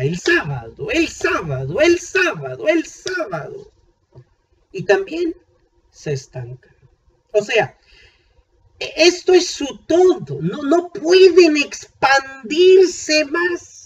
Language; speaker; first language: Spanish; native; Spanish